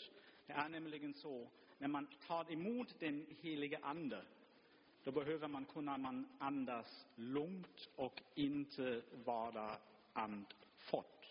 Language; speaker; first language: Swedish; non-native, fluent; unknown